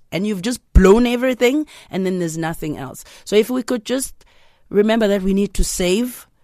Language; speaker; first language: English; non-native, local second language; Zulu